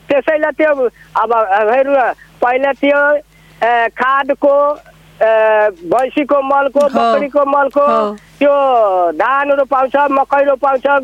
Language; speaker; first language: Nepali; non-native, local second language; Bhojpuri